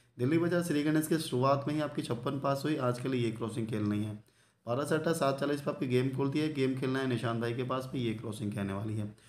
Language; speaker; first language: Hindi; native; Hindi